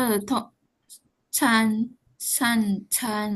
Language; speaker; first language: Chinese; non-native, learner; Indonesian